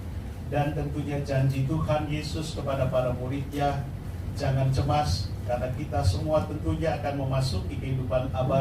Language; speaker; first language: Indonesian; native; Indonesian